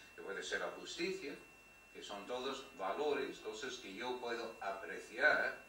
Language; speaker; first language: Spanish; non-native, fluent; English